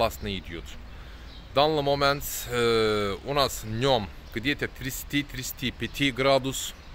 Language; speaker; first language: Russian; non-native, learner; Turkish